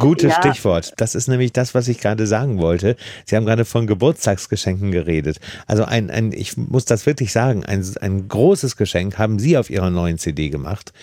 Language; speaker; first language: German; native; German